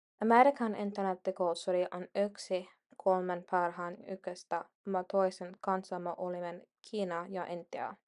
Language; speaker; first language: Finnish; non-native, learner; English